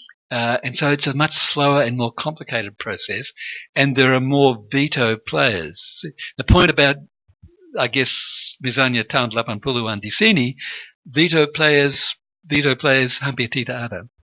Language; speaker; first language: English; native; English